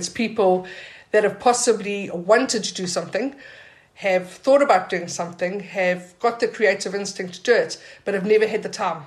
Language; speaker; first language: English; native; English